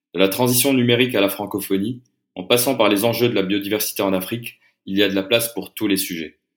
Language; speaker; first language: French; non-native, local second language; Arabic